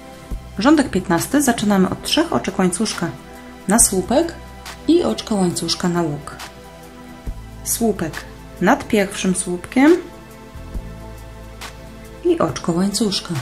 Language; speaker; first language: Polish; native; Polish